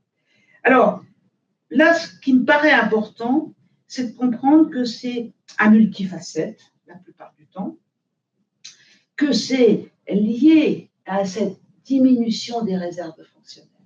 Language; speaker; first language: French; native; French